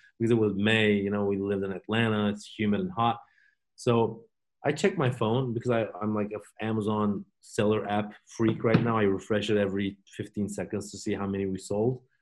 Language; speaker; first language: English; non-native, fluent; Turkish